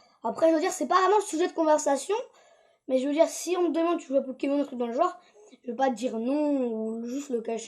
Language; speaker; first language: French; native; French